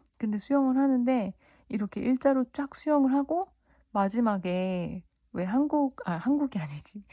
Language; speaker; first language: Korean; native; Korean